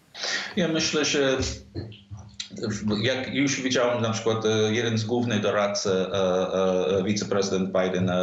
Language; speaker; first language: Polish; non-native, fluent; English